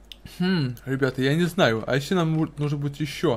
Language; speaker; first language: Russian; native; Russian